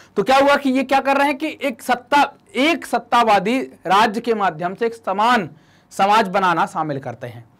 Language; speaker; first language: Hindi; native; Hindi